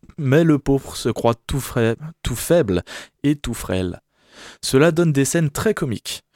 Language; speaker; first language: French; native; French